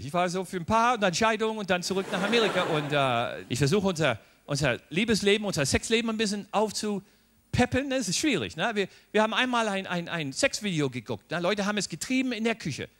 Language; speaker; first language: German; non-native, fluent; English